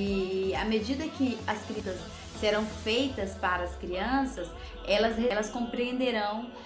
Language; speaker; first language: Portuguese; native; Portuguese